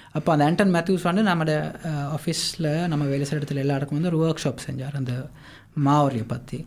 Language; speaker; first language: Tamil; non-native, local second language; Sinhala